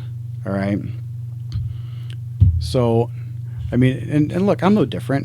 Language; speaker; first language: English; native; English